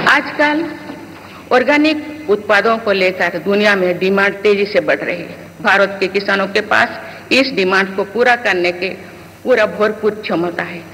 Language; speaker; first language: Hindi; non-native, local second language; Santali